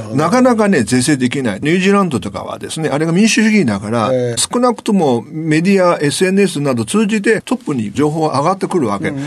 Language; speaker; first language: Japanese; non-native, fluent; Chinese